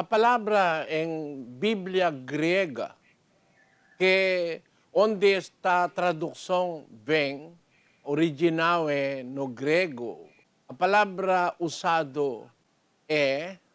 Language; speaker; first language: Portuguese; non-native, learner; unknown